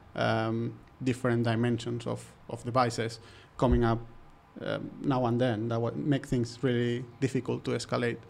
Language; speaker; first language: English; non-native, fluent; Spanish